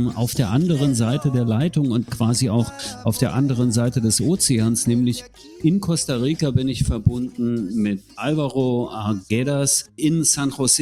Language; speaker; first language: German; native; German